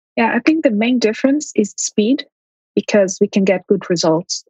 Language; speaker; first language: English; early bilingual, heritage; Armenian